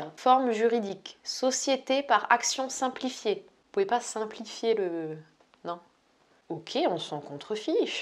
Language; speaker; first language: French; native; French